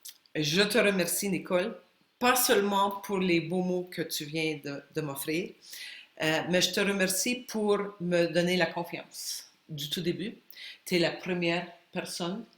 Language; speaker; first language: French; non-native, fluent; Spanish